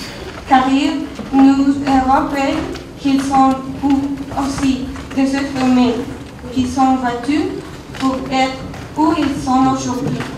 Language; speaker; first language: French; non-native, learner; Spanish